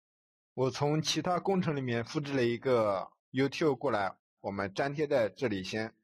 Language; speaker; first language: Chinese; native; Chinese